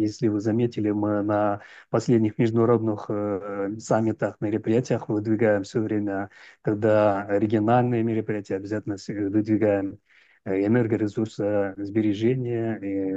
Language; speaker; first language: Russian; non-native, local second language; Uzbek